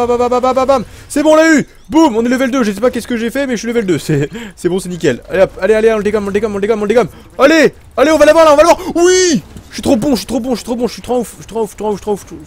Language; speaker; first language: French; native; French